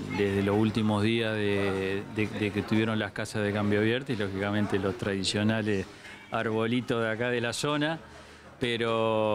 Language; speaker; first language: Spanish; native; Spanish